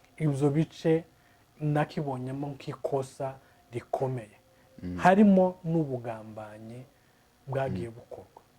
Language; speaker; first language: Kinyarwanda; native; Kinyarwanda